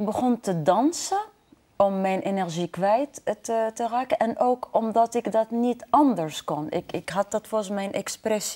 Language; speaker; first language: Dutch; non-native, fluent; Arabic